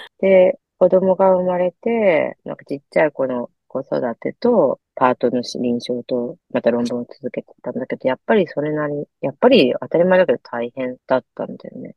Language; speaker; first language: Japanese; native; Japanese